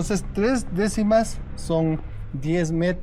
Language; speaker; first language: Spanish; native; Spanish